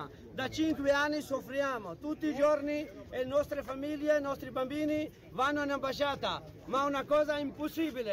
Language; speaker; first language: Italian; non-native, fluent; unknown